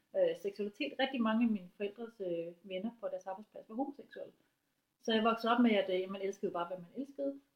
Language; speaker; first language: Danish; native; Danish